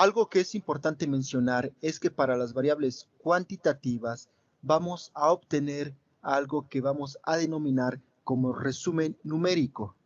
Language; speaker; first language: Spanish; native; Spanish